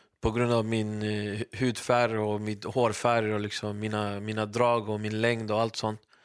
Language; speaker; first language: Swedish; early bilingual, other home language; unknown